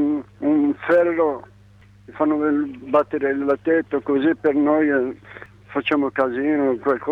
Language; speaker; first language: Italian; non-native, learner; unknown